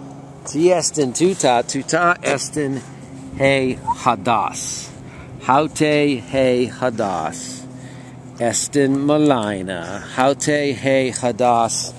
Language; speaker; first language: Greek; non-native, learner; English